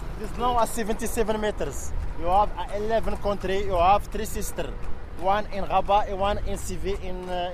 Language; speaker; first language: English; non-native, learner; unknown